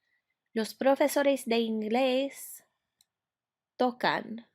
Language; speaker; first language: Spanish; non-native, fluent; English